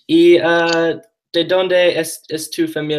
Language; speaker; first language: Spanish; non-native, learner; English